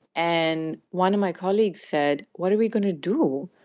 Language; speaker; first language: English; native; English